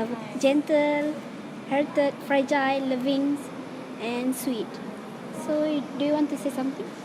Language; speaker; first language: English; non-native, learner; Malay